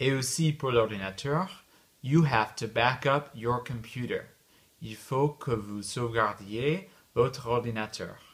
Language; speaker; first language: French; non-native, fluent; English